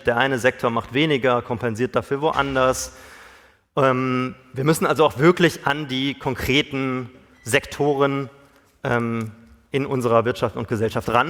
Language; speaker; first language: German; native; German